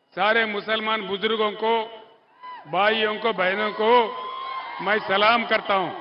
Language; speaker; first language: Hindi; non-native, local second language; Telugu